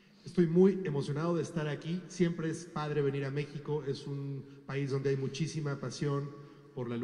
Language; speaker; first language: Spanish; native; Spanish